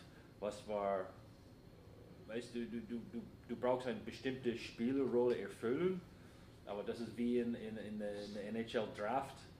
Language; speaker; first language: German; non-native, fluent; English